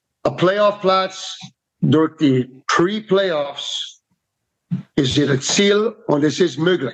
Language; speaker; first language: German; non-native, fluent; English